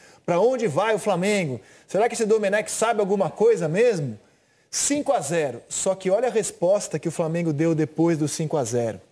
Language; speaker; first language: Portuguese; native; Portuguese